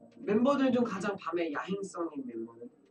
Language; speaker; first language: Korean; native; Korean